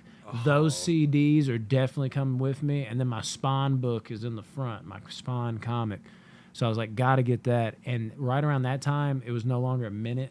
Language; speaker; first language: English; native; English